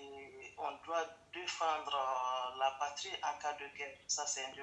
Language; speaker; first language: French; non-native, fluent; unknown